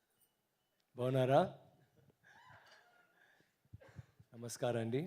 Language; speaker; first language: Telugu; non-native, learner; Tamil